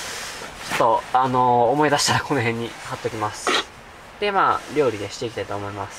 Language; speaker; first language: Japanese; native; Japanese